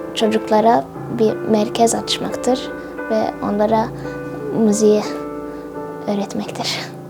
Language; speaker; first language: Turkish; early bilingual, other home language; Arabic